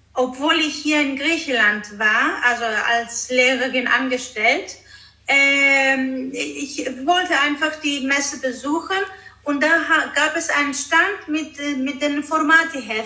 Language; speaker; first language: German; early bilingual, other home language; Greek